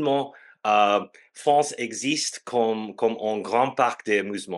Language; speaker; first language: French; non-native, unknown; English